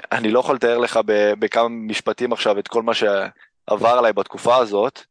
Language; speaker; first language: Hebrew; early bilingual, other home language; English